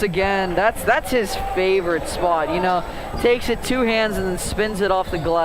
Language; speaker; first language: English; native; English